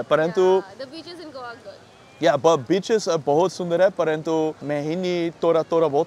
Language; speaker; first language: Hindi; non-native, learner; Dutch